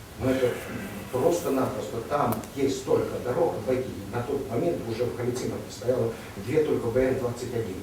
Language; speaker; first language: Russian; native; Russian